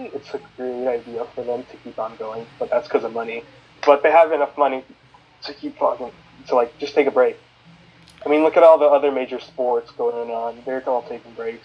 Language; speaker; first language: English; native; English